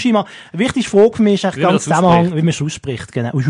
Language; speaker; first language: German; native; German